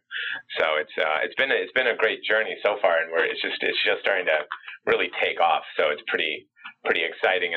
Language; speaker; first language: English; native; English